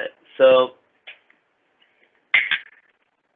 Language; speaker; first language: Spanish; non-native, learner; English